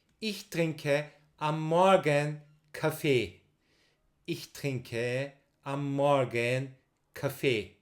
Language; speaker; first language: German; non-native, fluent; Turkish